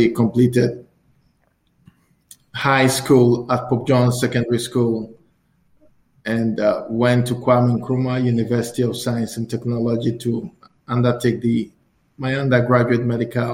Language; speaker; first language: English; non-native, local second language; Akan